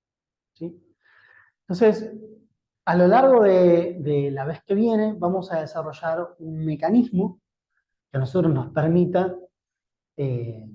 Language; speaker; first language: Spanish; native; Spanish